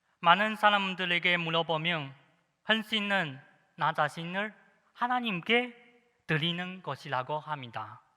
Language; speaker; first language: Korean; non-native, fluent; Chinese